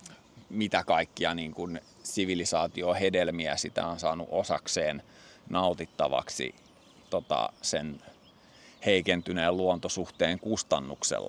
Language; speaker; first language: Finnish; native; Finnish